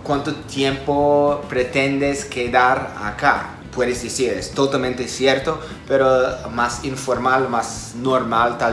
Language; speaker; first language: Spanish; non-native, fluent; Portuguese